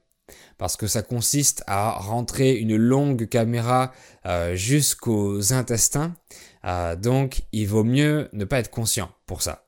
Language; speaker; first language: French; native; French